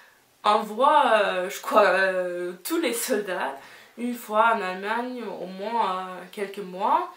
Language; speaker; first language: French; non-native, fluent; English